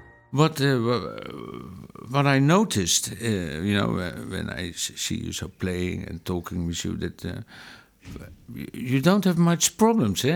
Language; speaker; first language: English; non-native, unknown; Dutch